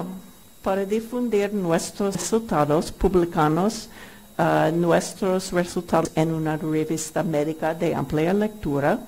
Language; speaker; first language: Spanish; non-native, fluent; English